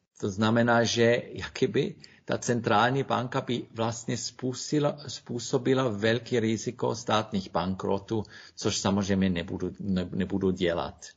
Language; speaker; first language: Czech; non-native, fluent; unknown